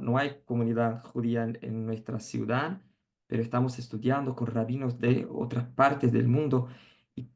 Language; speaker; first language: Spanish; non-native, fluent; Portuguese